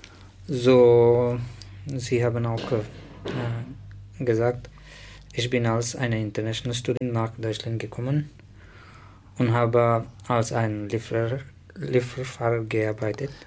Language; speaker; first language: German; non-native, learner; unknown